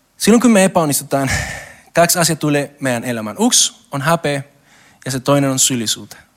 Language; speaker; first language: Finnish; non-native, learner; Spanish